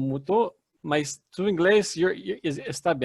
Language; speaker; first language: Portuguese; non-native, learner; English